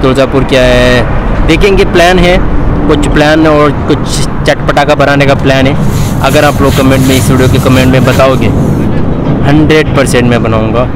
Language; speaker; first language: Hindi; native; Hindi